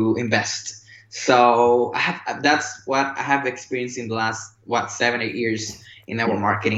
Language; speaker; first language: English; non-native, fluent; Spanish